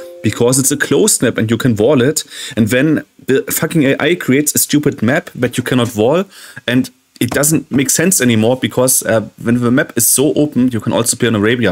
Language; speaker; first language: English; non-native, fluent; German